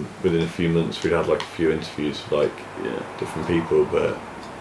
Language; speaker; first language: English; native; English